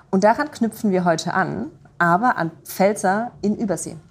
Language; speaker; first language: German; native; German